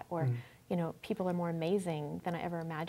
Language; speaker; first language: English; native; English